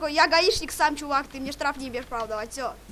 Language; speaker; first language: Russian; native; Russian